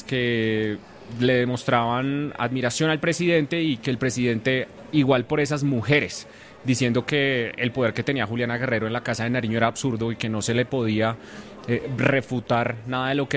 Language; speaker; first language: Spanish; native; Spanish